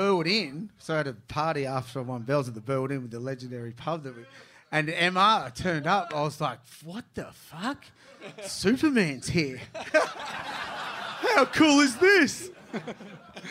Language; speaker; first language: English; native; English